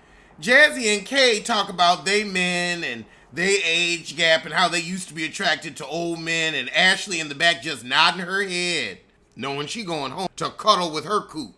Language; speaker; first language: English; native; English